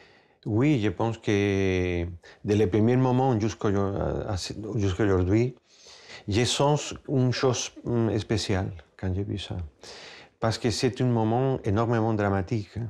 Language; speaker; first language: French; non-native, fluent; Spanish